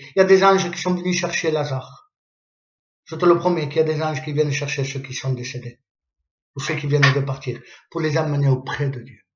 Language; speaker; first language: French; native; French